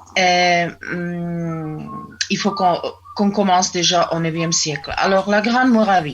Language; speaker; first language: French; non-native, fluent; Czech